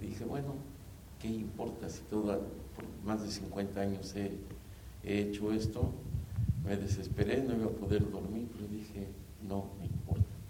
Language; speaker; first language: Spanish; native; Spanish